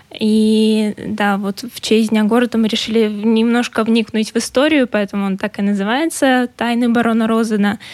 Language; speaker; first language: Russian; native; Russian